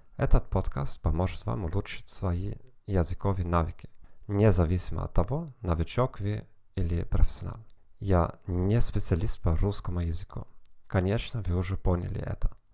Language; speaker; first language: Russian; non-native, learner; German